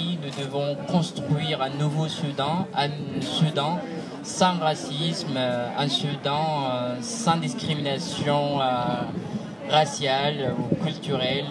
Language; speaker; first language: French; non-native, fluent; Arabic